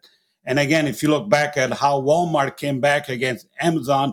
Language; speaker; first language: English; non-native, fluent; Italian